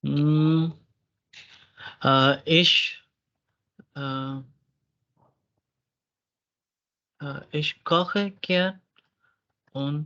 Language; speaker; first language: German; non-native, fluent; Urdu